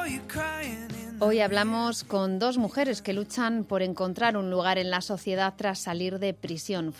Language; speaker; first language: Spanish; native; Spanish